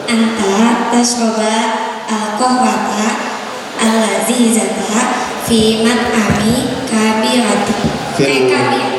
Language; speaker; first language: Arabic; non-native, learner; Indonesian